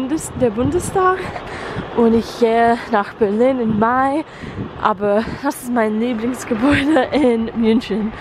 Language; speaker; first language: German; non-native, learner; English